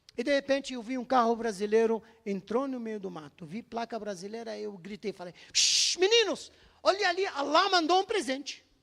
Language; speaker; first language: Portuguese; non-native, fluent; Arabic